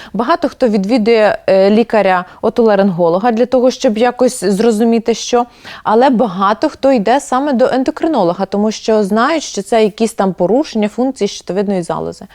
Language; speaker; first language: Ukrainian; native; Ukrainian